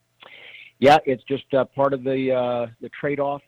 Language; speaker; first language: English; native; English